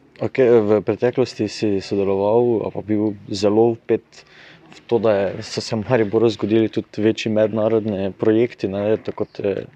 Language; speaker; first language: Slovenian; native; Slovenian